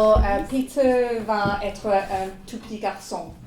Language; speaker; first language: French; non-native, fluent; English